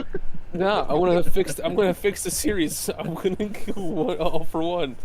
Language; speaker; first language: English; native; English